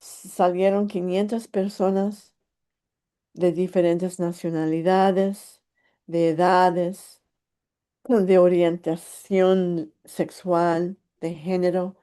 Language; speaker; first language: Spanish; early bilingual, heritage; English